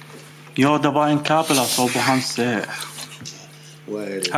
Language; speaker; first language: Swedish; non-native, learner; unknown